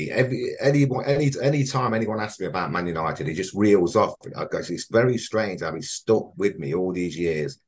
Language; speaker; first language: English; native; English